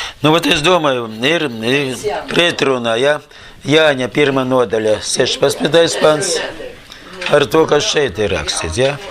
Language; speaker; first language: Latvian; non-native, learner; Russian